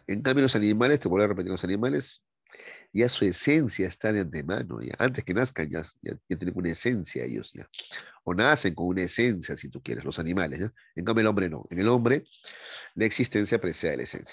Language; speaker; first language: Spanish; native; Spanish